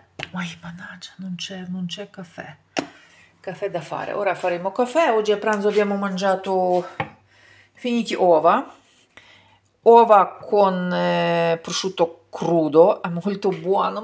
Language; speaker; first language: Italian; non-native, fluent; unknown